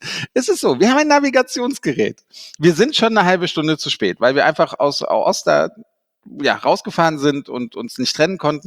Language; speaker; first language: German; native; German